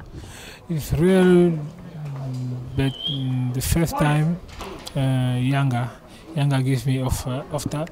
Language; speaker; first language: English; non-native, learner; French